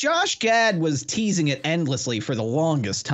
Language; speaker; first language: English; native; English